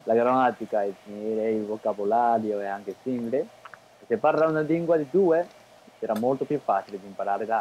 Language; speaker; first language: Italian; non-native, fluent; Japanese